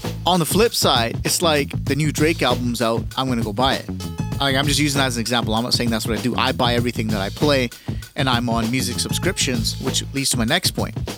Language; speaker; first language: English; early bilingual, other home language; Punjabi